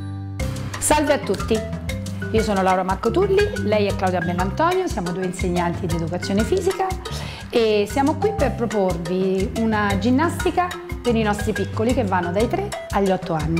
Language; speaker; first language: Italian; native; Italian